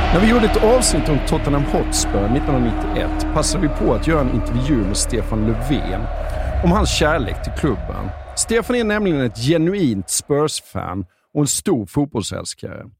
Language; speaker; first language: Swedish; native; Swedish